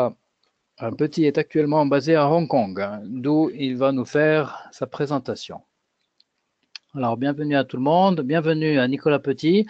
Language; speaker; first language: French; native; French